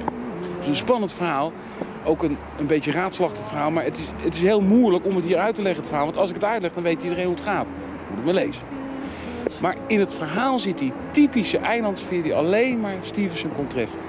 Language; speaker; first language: Dutch; native; Dutch